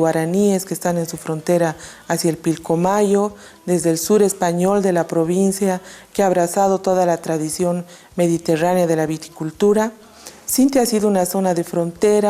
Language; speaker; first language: Spanish; native; Spanish